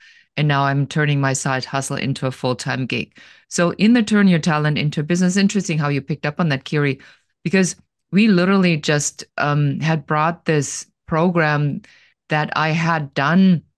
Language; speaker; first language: English; non-native, fluent; German